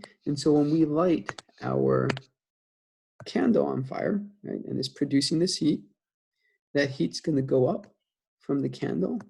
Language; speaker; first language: English; native; English